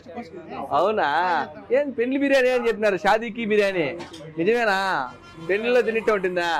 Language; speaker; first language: Telugu; native; Telugu